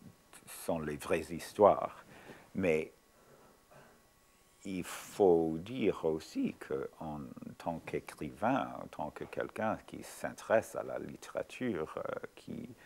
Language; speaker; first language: French; non-native, fluent; English